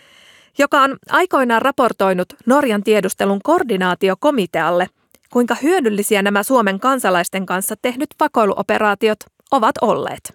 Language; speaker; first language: Finnish; native; Finnish